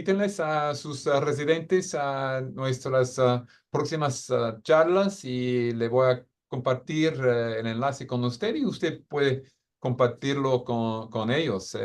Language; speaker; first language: Spanish; non-native, fluent; English